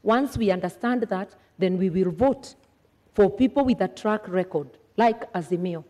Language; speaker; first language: English; non-native, local second language; Kikuyu